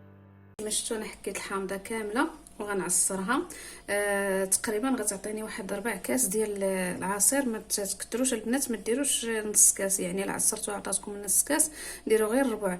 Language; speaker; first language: Arabic; native; Arabic